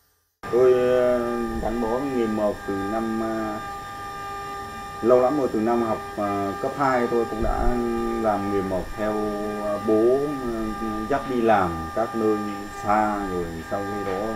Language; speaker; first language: Vietnamese; native; Vietnamese